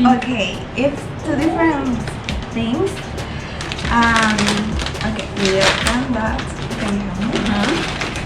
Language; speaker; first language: English; non-native, learner; Spanish